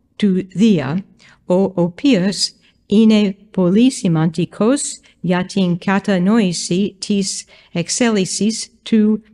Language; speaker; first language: Greek; non-native, fluent; English